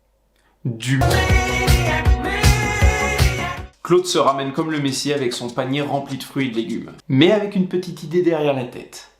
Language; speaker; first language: French; native; French